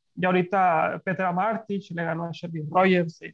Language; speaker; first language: Spanish; native; Spanish